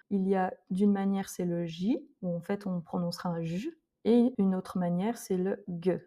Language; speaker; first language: French; native; French